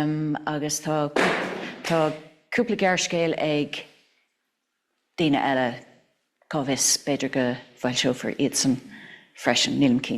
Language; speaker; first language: Irish; non-native, local second language; English